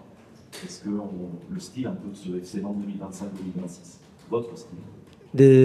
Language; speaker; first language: French; native; French